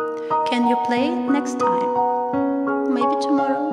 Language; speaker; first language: English; non-native, learner; Russian